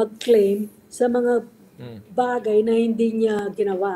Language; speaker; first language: Filipino; native; Filipino